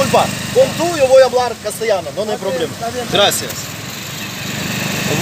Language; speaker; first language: Spanish; non-native, learner; Russian